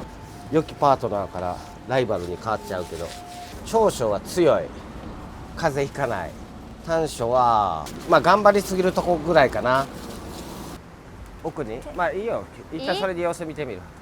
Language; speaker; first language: Japanese; native; Japanese